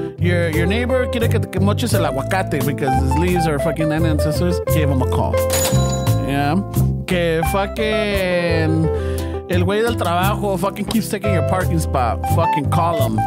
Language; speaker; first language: English; early bilingual, other home language; Spanish